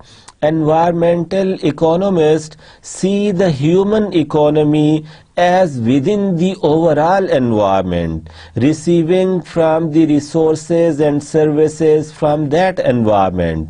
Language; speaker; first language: English; non-native, local second language; Urdu